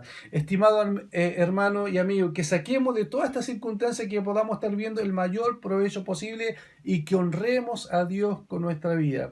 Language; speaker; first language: Spanish; native; Spanish